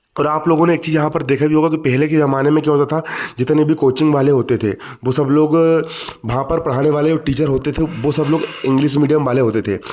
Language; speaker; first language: Hindi; native; Hindi